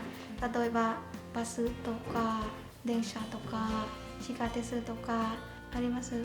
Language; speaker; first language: Japanese; non-native, learner; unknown